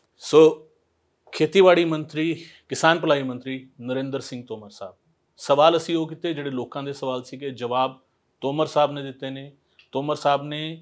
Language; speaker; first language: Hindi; non-native, local second language; Punjabi